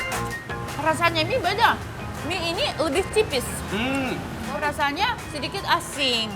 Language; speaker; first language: Indonesian; non-native, fluent; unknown